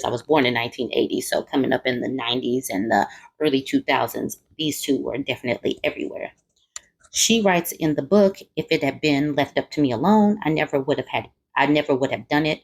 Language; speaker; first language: English; native; English